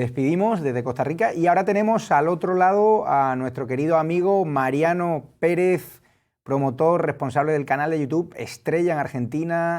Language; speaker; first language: Spanish; native; Spanish